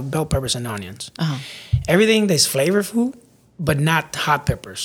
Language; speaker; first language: English; non-native, fluent; Spanish